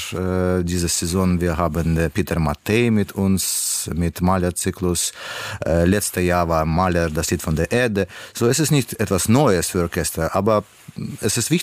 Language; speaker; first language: German; non-native, learner; Russian